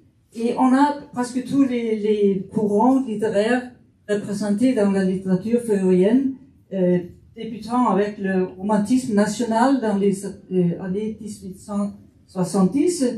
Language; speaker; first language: French; non-native, fluent; Faroese